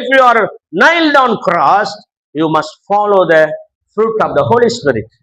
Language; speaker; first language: English; non-native, local second language; Tamil